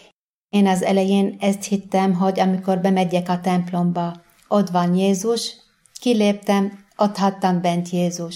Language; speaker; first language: Hungarian; non-native, learner; Arabic